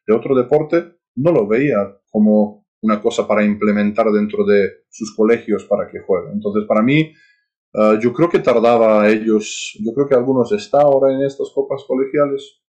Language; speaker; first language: Spanish; non-native, fluent; Serbian